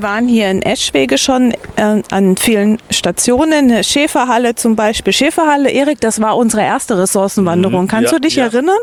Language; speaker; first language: German; native; German